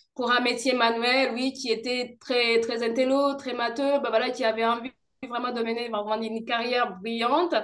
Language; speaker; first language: French; non-native, local second language; Kinyarwanda